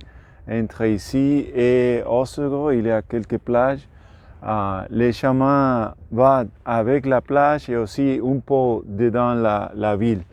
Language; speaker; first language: French; non-native, learner; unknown